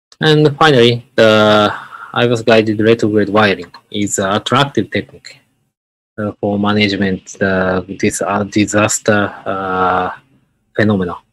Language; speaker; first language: English; non-native, learner; Japanese